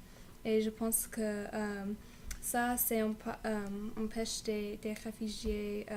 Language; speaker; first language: French; non-native, learner; English